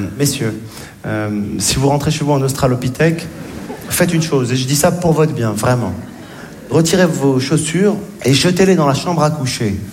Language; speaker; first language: French; native; French